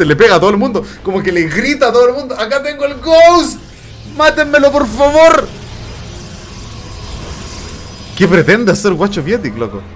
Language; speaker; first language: Spanish; native; Spanish